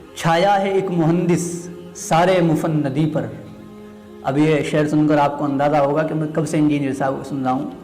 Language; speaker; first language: Urdu; native; Urdu